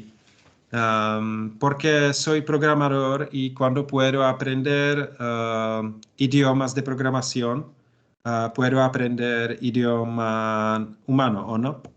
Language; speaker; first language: Spanish; non-native, learner; Czech